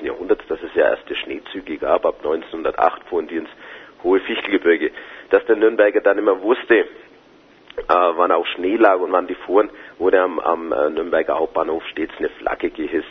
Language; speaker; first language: German; native; German